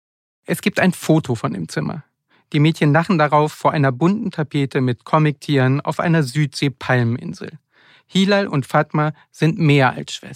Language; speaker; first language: German; native; German